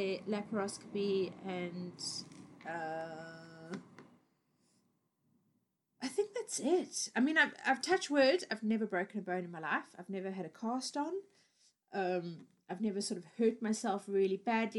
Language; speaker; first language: English; native; English